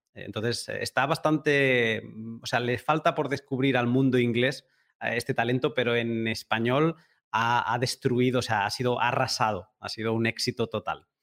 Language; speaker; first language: Spanish; native; Spanish